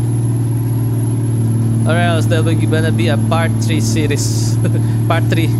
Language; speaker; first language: English; non-native, local second language; Filipino